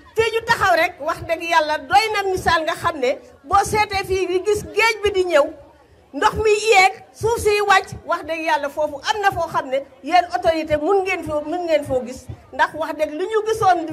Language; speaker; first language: Wolof; non-native, local second language; Serer